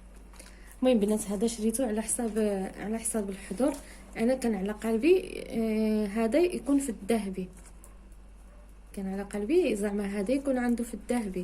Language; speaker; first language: Arabic; native; Arabic